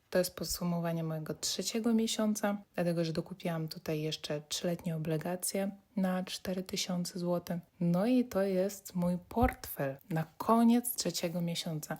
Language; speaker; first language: Polish; non-native, fluent; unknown